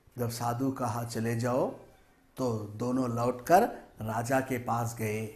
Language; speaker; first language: Hindi; non-native, local second language; Telugu